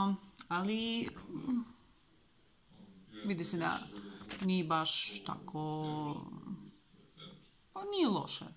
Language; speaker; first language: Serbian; non-native, learner; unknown